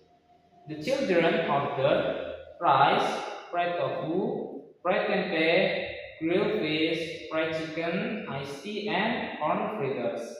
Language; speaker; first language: English; non-native, learner; Indonesian